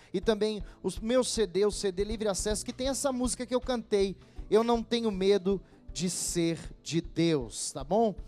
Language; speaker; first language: Portuguese; native; Portuguese